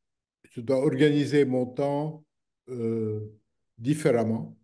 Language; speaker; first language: French; non-native, local second language; Arabic